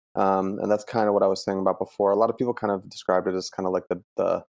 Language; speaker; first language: English; early bilingual, other home language; Italian